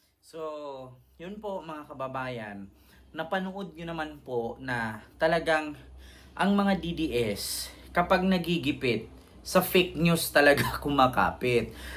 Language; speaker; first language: Filipino; non-native, local second language; Cebuano